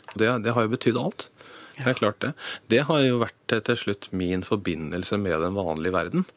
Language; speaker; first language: Norwegian; native; Norwegian